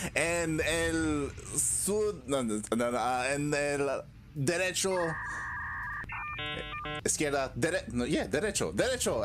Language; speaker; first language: Spanish; non-native, learner; English